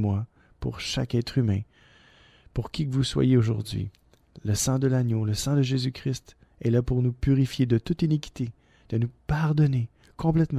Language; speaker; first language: French; native; French